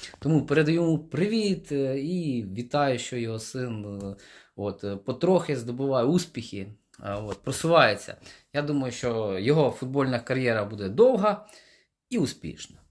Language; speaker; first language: Ukrainian; native; Ukrainian